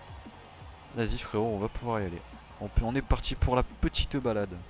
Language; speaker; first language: French; native; French